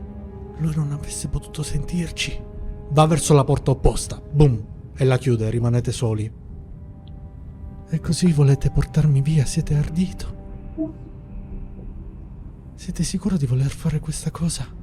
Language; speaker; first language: Italian; native; Italian